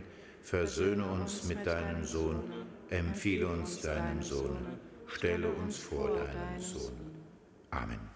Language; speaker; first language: German; native; German